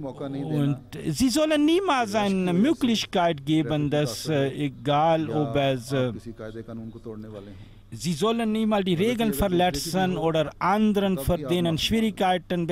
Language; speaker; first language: German; non-native, fluent; Urdu